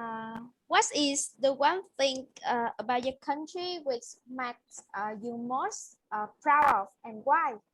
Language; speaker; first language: English; non-native, learner; Vietnamese